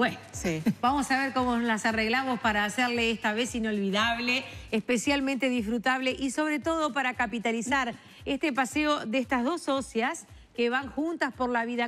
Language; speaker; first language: Spanish; native; Spanish